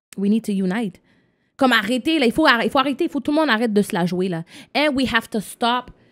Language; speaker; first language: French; non-native, local second language; English